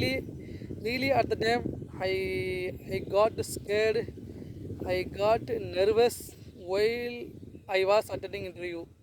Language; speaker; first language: English; non-native, learner; Tamil